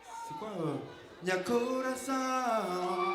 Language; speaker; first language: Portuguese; non-native, learner; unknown